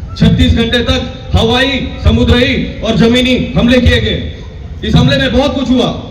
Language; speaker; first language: Hindi; non-native, local second language; Gujarati